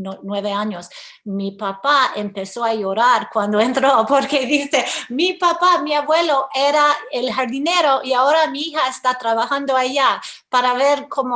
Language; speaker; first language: Spanish; early bilingual, heritage; English